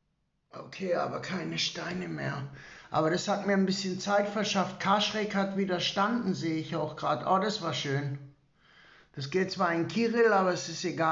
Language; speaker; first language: German; native; German